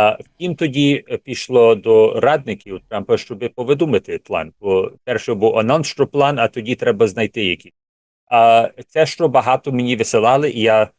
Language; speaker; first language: Ukrainian; early bilingual, heritage; English